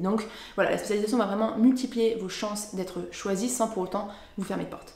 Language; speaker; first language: French; native; French